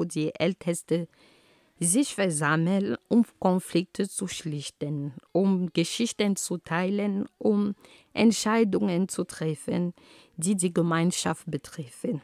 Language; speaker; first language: German; non-native, fluent; Ghomala